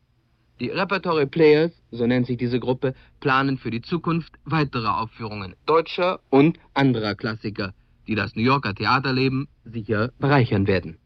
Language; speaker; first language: German; native; German